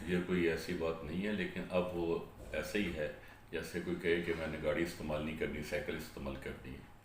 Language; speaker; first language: Urdu; non-native, local second language; Punjabi